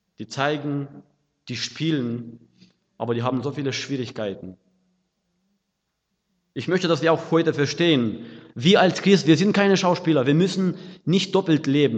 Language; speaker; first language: German; non-native, fluent; Russian